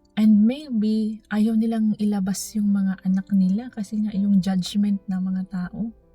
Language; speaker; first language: Filipino; non-native, local second language; Cebuano